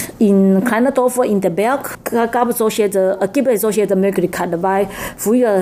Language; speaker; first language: German; non-native, learner; Chinese